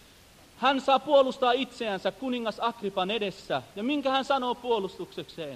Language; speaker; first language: Finnish; native; Finnish